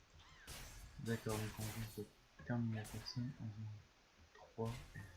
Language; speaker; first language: French; native; French